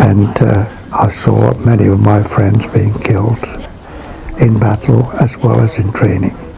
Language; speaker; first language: English; non-native, fluent; Czech